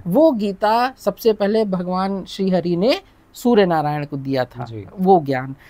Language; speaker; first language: Hindi; native; Hindi